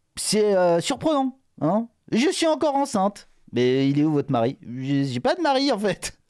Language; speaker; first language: French; native; French